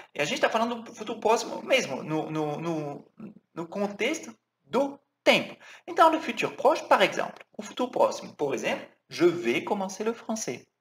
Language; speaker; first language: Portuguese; non-native, fluent; French